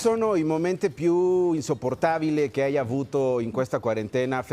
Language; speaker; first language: Italian; non-native, learner; Spanish